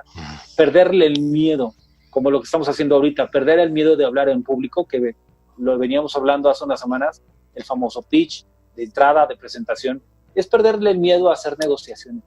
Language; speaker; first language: Spanish; native; Spanish